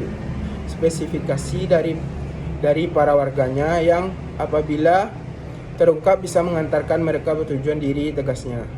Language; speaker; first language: Indonesian; native; Indonesian